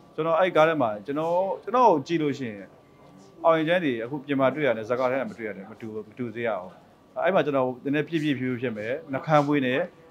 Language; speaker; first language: Burmese; native; Burmese